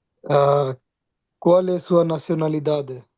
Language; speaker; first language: Portuguese; non-native, learner; Bangla